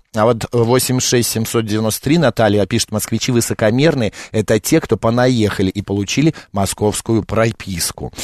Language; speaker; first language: Russian; native; Russian